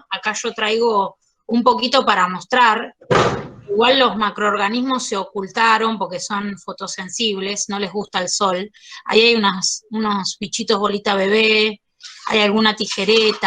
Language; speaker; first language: Spanish; native; Spanish